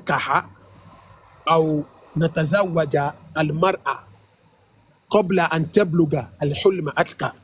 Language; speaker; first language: Arabic; non-native, fluent; Yoruba